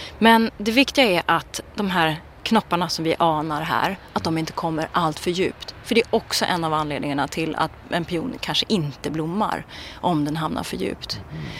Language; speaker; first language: Swedish; native; Swedish